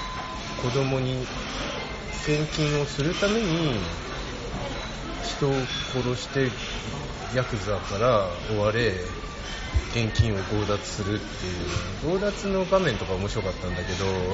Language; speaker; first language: Japanese; native; Japanese